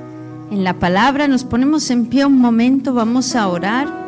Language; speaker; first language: Spanish; native; Spanish